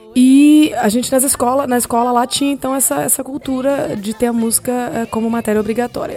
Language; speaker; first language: Portuguese; early bilingual, heritage; Portuguese